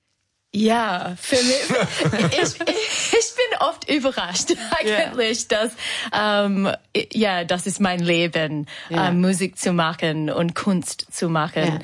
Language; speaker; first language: German; non-native, fluent; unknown